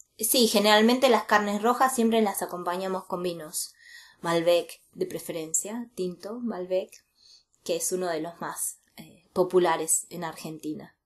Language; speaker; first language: Spanish; native; Spanish